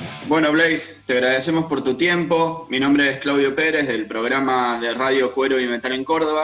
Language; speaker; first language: Spanish; native; Spanish